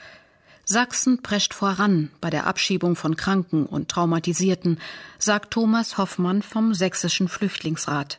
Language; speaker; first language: German; native; German